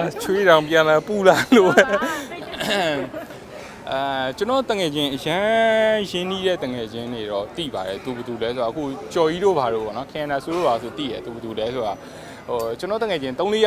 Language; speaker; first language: Burmese; native; Burmese